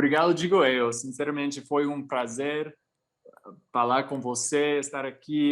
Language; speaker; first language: Portuguese; non-native, fluent; English